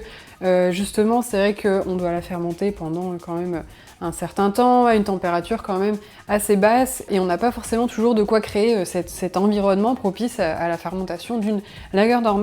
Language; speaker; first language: French; native; French